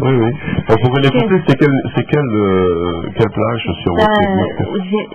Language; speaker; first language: French; native; French